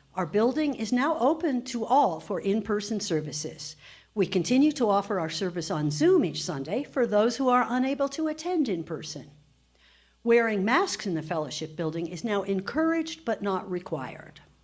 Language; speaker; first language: English; native; English